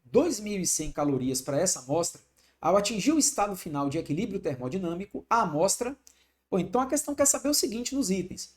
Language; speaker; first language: Portuguese; native; Portuguese